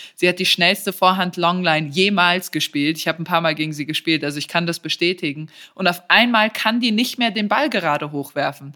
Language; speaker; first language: German; early bilingual, other home language; Serbian